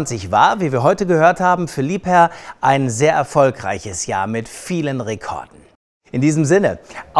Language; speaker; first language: German; native; German